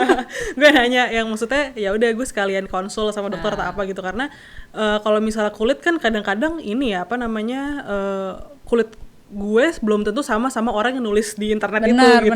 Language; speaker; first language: Indonesian; native; Indonesian